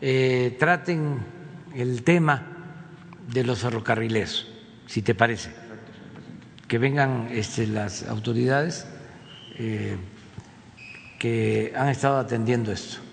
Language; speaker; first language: Spanish; native; Spanish